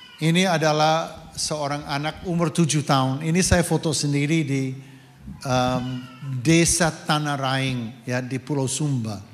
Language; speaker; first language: Indonesian; non-native, fluent; English